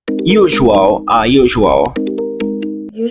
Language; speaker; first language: English; non-native, fluent; Portuguese